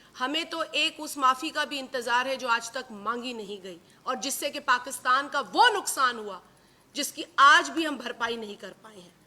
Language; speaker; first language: Urdu; non-native, local second language; Sindhi